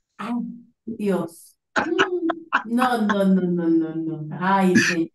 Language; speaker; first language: Spanish; native; Spanish